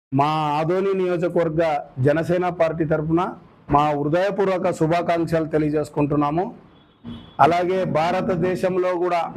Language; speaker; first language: Telugu; native; Telugu